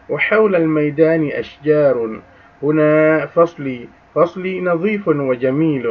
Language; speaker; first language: Arabic; non-native, fluent; Indonesian